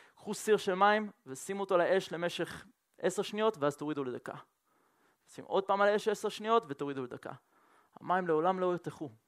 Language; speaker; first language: Hebrew; non-native, fluent; French